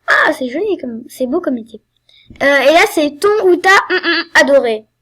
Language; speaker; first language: French; native; French